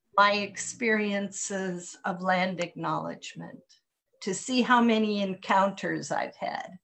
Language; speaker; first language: English; native; English